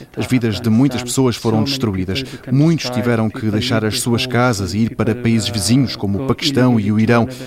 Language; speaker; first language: Portuguese; non-native, fluent; Persian